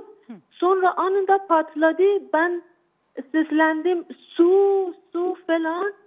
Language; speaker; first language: Turkish; non-native, learner; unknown